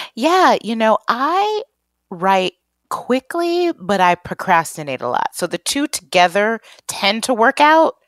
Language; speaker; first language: English; native; English